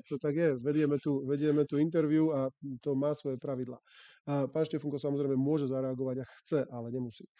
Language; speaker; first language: Slovak; native; Slovak